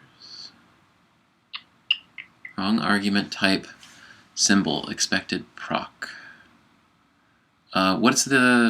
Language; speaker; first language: English; native; English